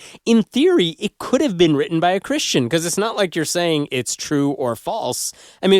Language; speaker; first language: English; native; English